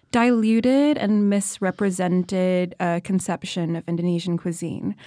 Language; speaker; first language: English; non-native, fluent; Indonesian